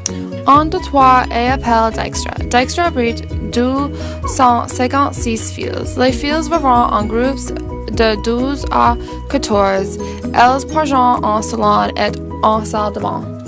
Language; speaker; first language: French; non-native, learner; English